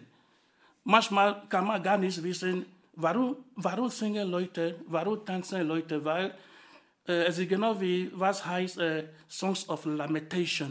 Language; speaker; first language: German; non-native, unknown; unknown